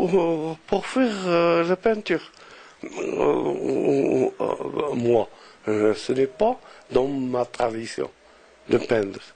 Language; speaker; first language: French; non-native, local second language; Arabic